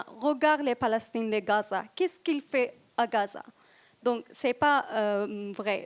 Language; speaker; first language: French; non-native, fluent; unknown